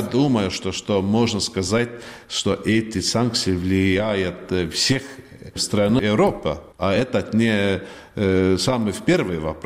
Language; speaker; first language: Russian; non-native, learner; Estonian